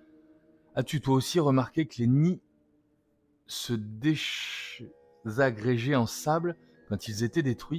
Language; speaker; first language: French; native; French